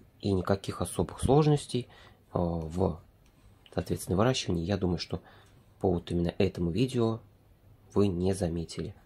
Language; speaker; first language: Russian; native; Russian